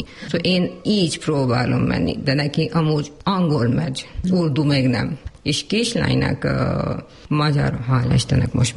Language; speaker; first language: Hungarian; non-native, learner; Urdu